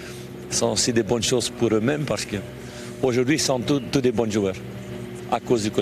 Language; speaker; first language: French; non-native, local second language; Dutch